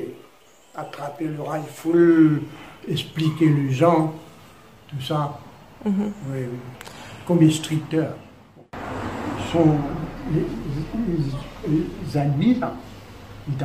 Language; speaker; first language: French; non-native, learner; Morisyen